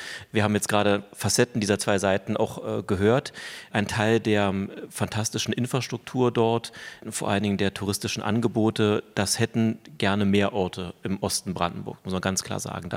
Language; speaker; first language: German; native; German